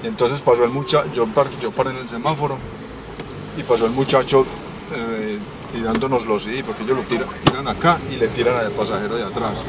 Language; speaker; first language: Spanish; native; Spanish